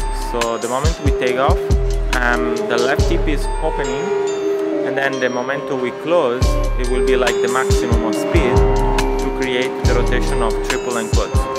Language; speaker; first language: English; non-native, fluent; Italian